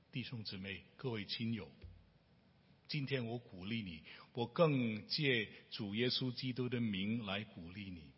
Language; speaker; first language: Chinese; non-native, local second language; Cantonese